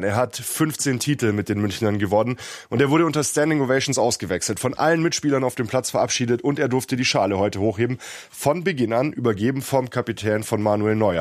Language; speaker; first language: German; native; German